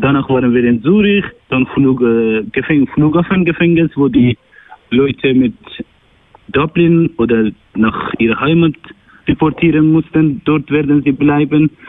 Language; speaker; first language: German; non-native, learner; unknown